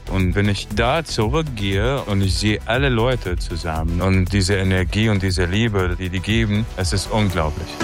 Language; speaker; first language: German; non-native, fluent; Arabic